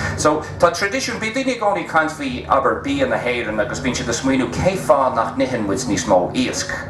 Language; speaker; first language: Irish; native; Irish